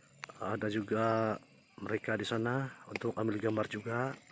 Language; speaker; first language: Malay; non-native, local second language; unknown